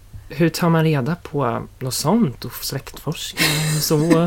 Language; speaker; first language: Swedish; native; Swedish